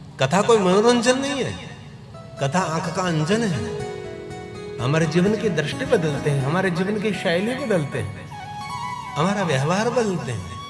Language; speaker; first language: Hindi; non-native, local second language; Gujarati